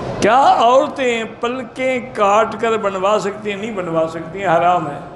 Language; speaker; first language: Urdu; native; Urdu